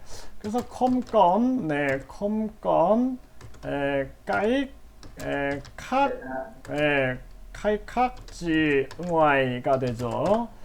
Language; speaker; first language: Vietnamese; non-native, learner; Korean